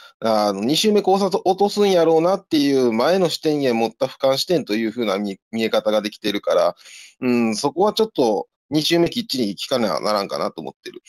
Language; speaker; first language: Japanese; native; Japanese